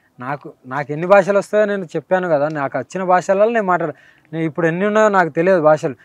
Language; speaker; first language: Telugu; native; Telugu